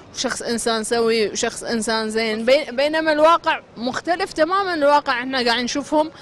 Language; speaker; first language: Arabic; native; Arabic